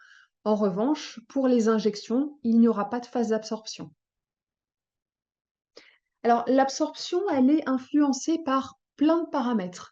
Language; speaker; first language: French; native; French